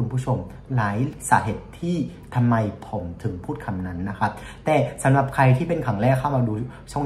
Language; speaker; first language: Thai; non-native, fluent; Vietnamese